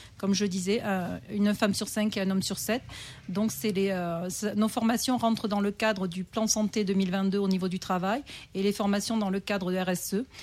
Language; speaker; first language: French; native; French